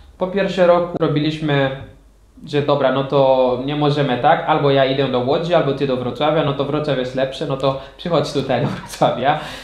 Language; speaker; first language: Polish; non-native, fluent; Portuguese